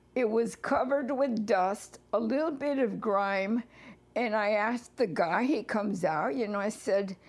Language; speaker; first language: English; early bilingual, other home language; Spanish